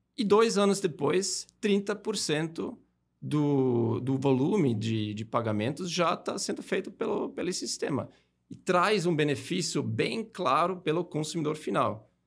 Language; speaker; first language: Portuguese; non-native, fluent; German